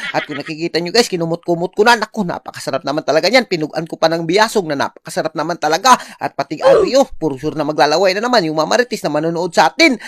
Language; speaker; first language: Filipino; non-native, local second language; Cebuano